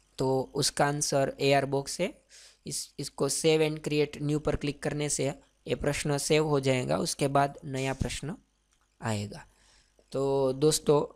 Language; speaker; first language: Hindi; non-native, local second language; Gujarati